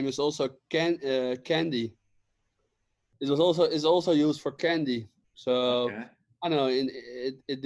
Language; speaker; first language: English; non-native, fluent; Dutch